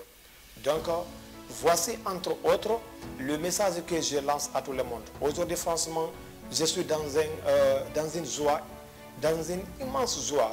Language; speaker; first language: French; non-native, local second language; Fula